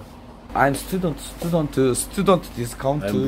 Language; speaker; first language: English; non-native, learner; Korean